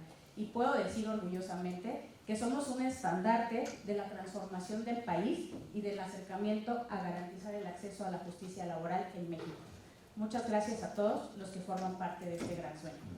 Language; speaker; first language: Spanish; native; Spanish